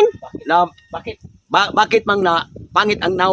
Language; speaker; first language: Filipino; non-native, local second language; Cebuano